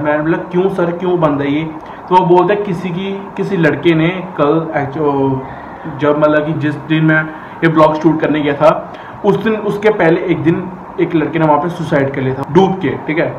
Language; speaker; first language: Hindi; native; Hindi